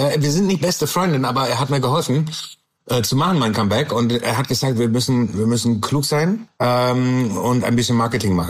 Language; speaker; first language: German; non-native, learner; English